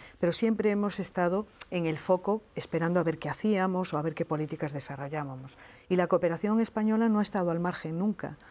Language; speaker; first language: Spanish; native; Spanish